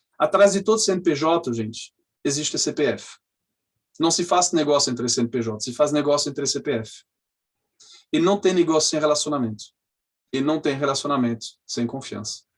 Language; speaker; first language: Portuguese; non-native, fluent; French